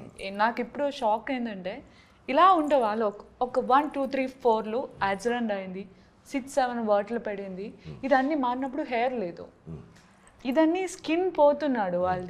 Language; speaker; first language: Telugu; non-native, learner; Malayalam